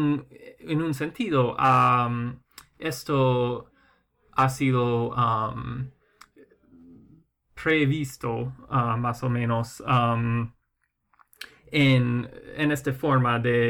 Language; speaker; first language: Spanish; non-native, fluent; English